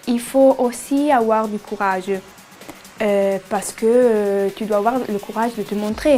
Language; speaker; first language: French; non-native, local second language; Italian